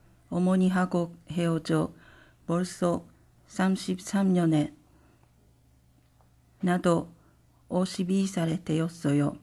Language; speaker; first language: Korean; non-native, learner; Japanese